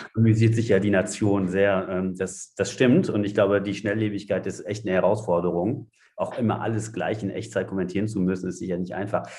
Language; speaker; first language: German; non-native, fluent; French